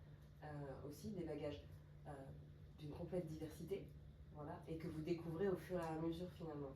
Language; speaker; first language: French; native; French